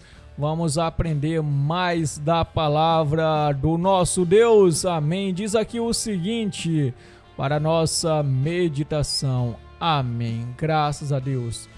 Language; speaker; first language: Portuguese; native; Portuguese